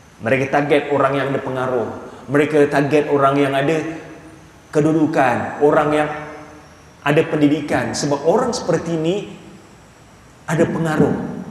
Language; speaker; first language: Malay; native; Malay